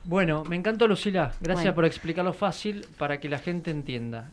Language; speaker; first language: Spanish; native; Spanish